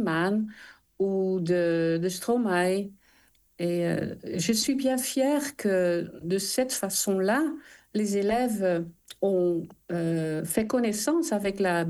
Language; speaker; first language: French; non-native, fluent; Dutch